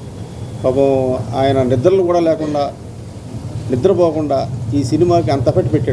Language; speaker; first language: Telugu; native; Telugu